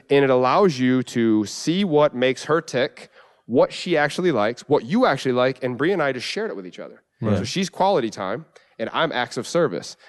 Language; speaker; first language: English; native; English